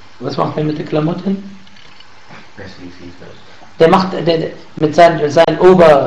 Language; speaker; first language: German; non-native, learner; Arabic